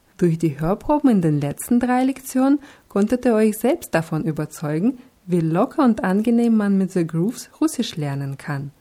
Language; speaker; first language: German; non-native, fluent; Russian